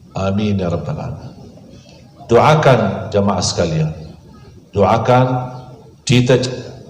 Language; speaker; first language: Indonesian; non-native, fluent; Arabic